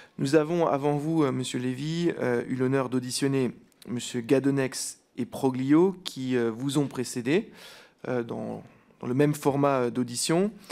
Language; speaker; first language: French; native; French